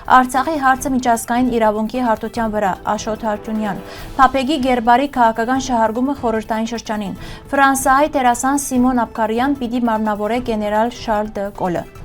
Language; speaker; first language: Armenian; early bilingual, heritage; Armenian